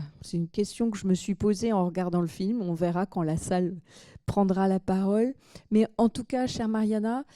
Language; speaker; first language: French; native; French